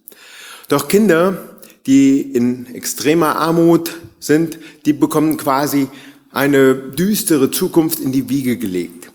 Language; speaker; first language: German; native; German